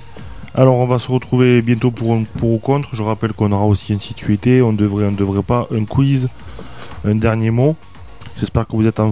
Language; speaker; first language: French; native; French